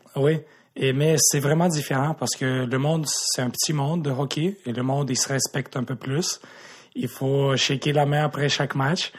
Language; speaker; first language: French; early bilingual, other home language; Russian